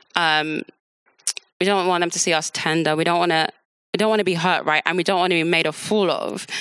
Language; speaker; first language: English; native; English